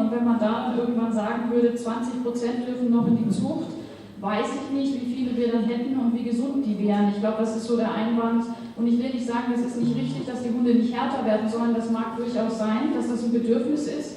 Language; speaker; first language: German; native; German